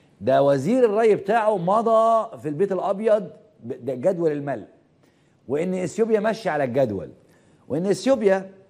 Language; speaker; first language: Arabic; native; Arabic